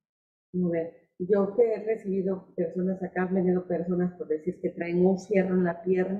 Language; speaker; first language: Spanish; native; Spanish